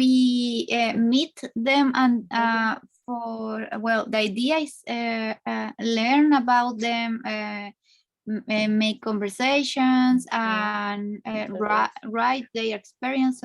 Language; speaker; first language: English; non-native, learner; Spanish